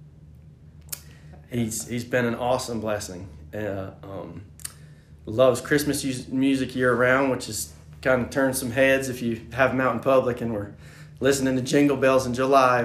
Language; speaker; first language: English; native; English